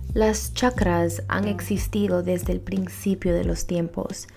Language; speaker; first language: Spanish; early bilingual, heritage; Spanish